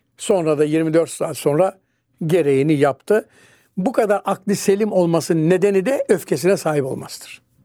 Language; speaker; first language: Turkish; native; Turkish